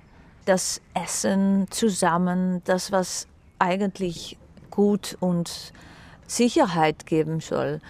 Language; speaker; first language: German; non-native, fluent; Dutch